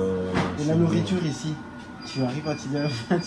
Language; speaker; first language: French; native; French